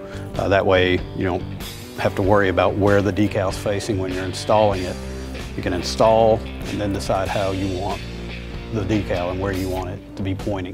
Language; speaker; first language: English; native; English